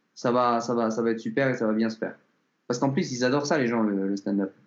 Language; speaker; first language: French; native; French